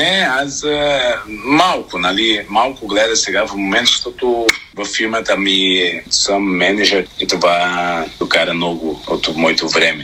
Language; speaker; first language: Bulgarian; non-native, learner; Portuguese